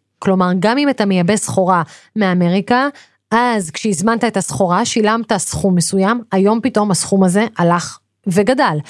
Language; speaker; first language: Hebrew; native; Hebrew